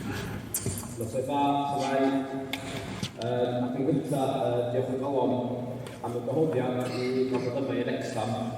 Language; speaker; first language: Welsh; native; Welsh